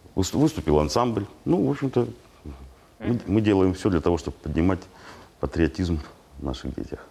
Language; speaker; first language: Russian; native; Russian